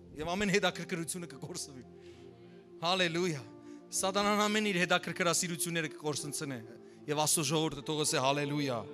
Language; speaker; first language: Armenian; early bilingual, heritage; Armenian